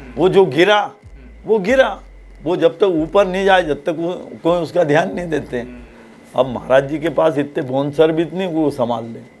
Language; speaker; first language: Hindi; native; Hindi